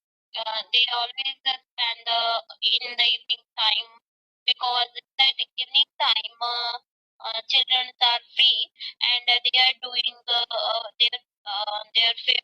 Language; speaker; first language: English; non-native, learner; Punjabi